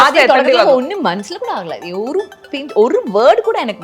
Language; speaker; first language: Malayalam; non-native, learner; Tamil